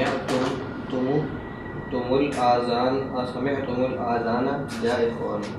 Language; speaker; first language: Arabic; non-native, learner; Urdu